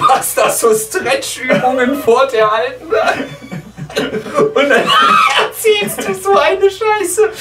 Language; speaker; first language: German; native; German